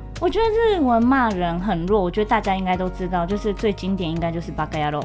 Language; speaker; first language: Chinese; early bilingual, other home language; Japanese